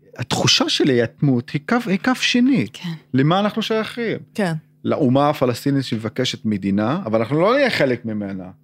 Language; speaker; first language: Hebrew; non-native, local second language; Arabic